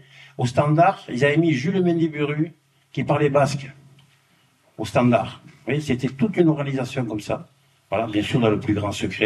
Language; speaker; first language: French; native; French